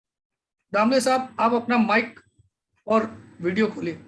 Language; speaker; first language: Hindi; native; Hindi